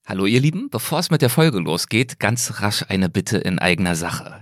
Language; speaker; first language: German; native; German